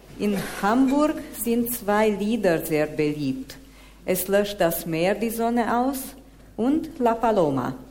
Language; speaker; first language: German; non-native, fluent; Romanian